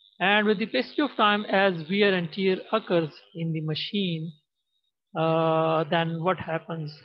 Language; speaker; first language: English; non-native, local second language; Pashto